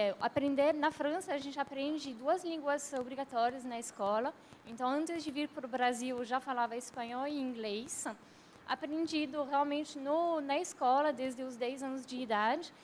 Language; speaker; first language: Portuguese; non-native, fluent; French